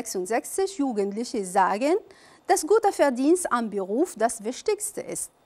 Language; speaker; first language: German; non-native, fluent; Arabic